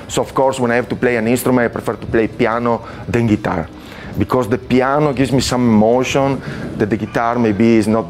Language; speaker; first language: English; non-native, fluent; Italian